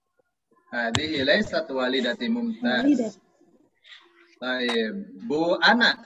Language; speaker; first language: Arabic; non-native, fluent; Indonesian